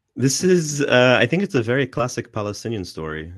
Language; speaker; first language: English; non-native, fluent; Arabic